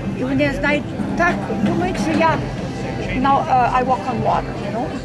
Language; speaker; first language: Ukrainian; early bilingual, heritage; Ukrainian